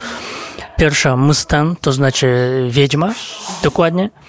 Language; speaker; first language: Polish; non-native, fluent; Kazakh